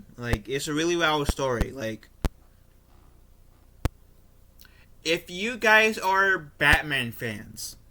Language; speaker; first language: English; native; English